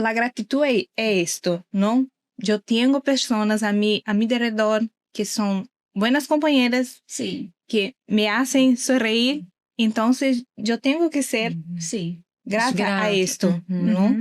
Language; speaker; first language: Spanish; non-native, learner; Portuguese